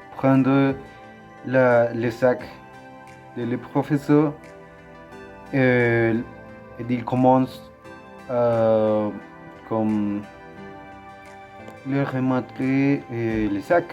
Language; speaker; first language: French; non-native, learner; Spanish